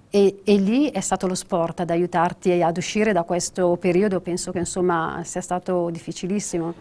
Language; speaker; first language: Italian; native; Italian